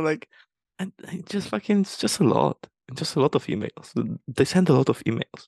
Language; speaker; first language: English; non-native, fluent; Polish